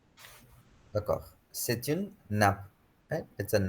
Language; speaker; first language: French; non-native, fluent; Hindi